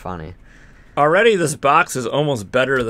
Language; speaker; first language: English; native; English